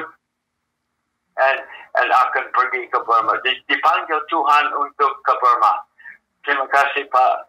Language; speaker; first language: Indonesian; non-native, fluent; English